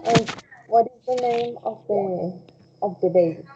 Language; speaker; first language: English; non-native, fluent; Spanish